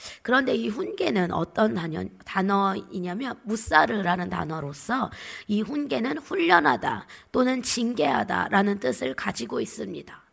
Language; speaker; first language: Korean; native; Korean